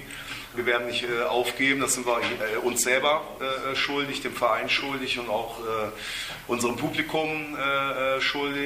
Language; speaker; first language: German; native; German